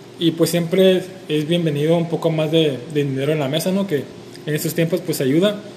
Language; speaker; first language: Spanish; native; Spanish